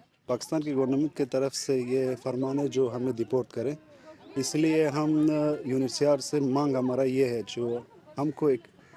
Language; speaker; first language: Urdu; non-native, fluent; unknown